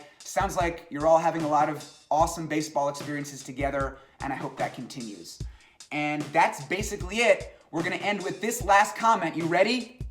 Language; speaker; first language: English; native; English